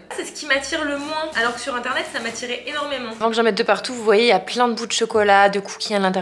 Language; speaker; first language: French; native; French